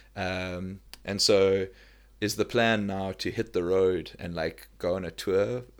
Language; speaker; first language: English; native; English